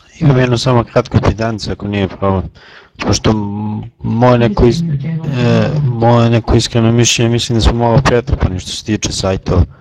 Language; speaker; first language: Serbian; native; Serbian